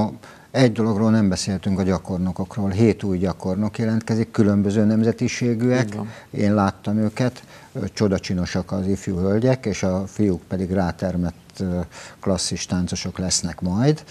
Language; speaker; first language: Hungarian; native; Hungarian